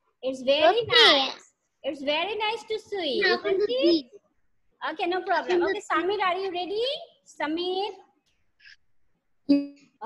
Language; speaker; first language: English; non-native, learner; Bangla